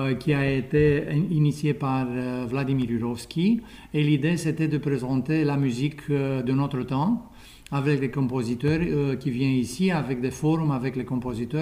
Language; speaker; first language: French; non-native, fluent; Romanian